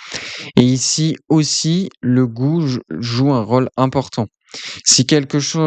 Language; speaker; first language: French; native; French